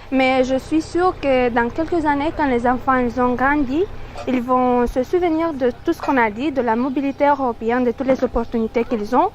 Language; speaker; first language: French; non-native, fluent; Romanian